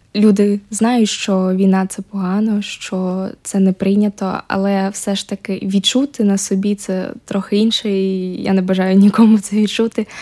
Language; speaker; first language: Ukrainian; native; Ukrainian